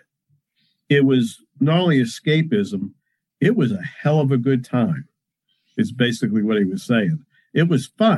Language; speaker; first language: English; native; English